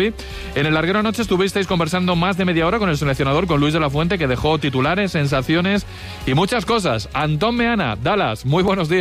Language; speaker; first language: Spanish; native; Spanish